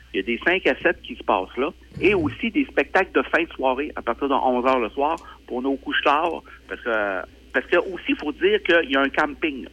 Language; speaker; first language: French; native; French